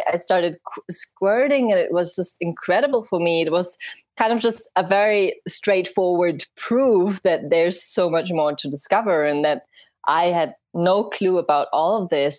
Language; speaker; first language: English; non-native, fluent; German